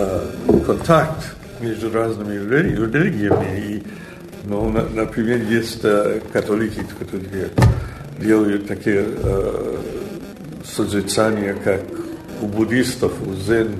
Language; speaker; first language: Russian; non-native, fluent; English